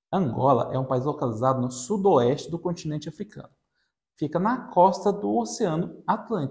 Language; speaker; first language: Portuguese; native; Portuguese